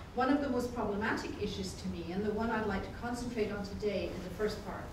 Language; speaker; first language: English; native; English